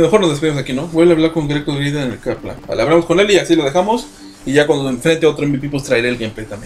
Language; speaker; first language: Spanish; native; Spanish